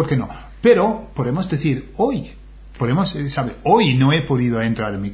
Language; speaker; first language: Spanish; non-native, fluent; English